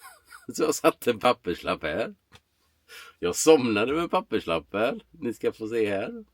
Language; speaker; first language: Swedish; native; Swedish